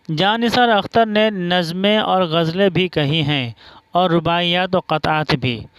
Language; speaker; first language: Urdu; non-native, local second language; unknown